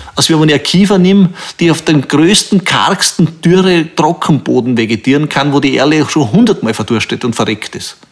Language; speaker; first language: German; native; German